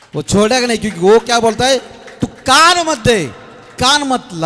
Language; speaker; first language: Hindi; non-native, local second language; Marathi